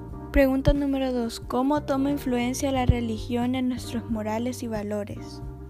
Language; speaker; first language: Spanish; early bilingual, heritage; Spanish